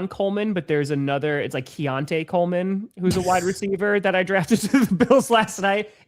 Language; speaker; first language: English; native; English